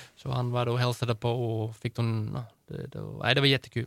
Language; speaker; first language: Swedish; non-native, fluent; Dutch